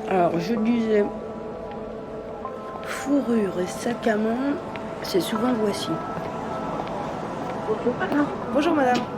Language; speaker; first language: French; native; French